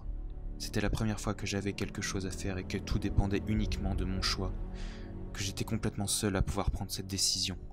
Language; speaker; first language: French; native; French